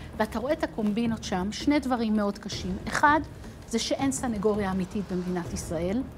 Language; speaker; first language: Hebrew; native; Hebrew